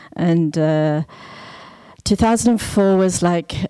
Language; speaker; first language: English; native; English